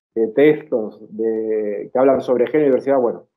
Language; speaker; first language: Spanish; native; Spanish